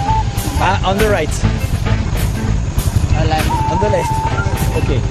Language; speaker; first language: English; non-native, learner; French